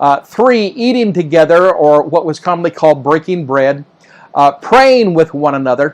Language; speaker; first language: English; native; English